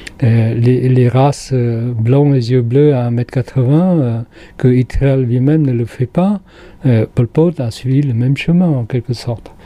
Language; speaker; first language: French; non-native, fluent; Khmer